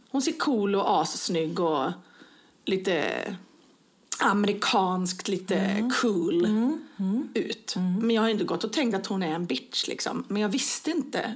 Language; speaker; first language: Swedish; native; Swedish